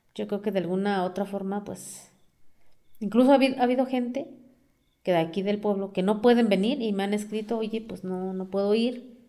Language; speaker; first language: Spanish; non-native, local second language; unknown